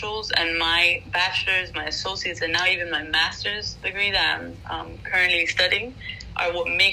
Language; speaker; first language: English; non-native, fluent; Spanish